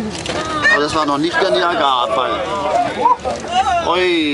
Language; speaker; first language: German; native; German